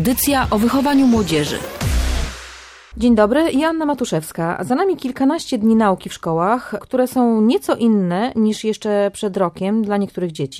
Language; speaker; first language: Polish; native; Polish